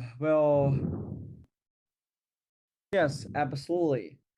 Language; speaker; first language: English; non-native, learner; Chinese